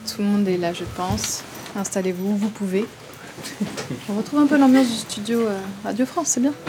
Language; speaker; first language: French; native; French